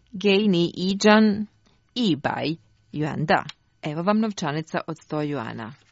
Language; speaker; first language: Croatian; native; Croatian